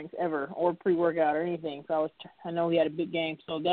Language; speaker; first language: English; native; English